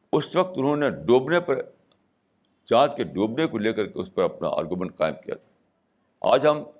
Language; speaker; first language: Urdu; native; Urdu